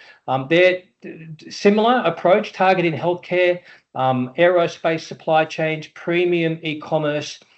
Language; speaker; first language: English; native; English